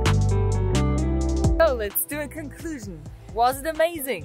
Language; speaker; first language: English; non-native, fluent; German